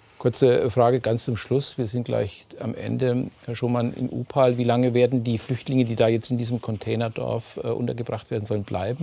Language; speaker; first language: German; native; German